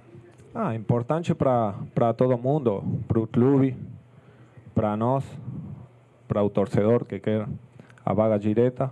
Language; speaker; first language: Portuguese; non-native, fluent; Spanish